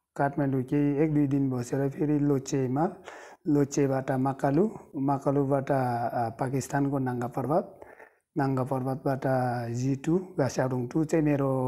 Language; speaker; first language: Nepali; non-native, local second language; Sherpa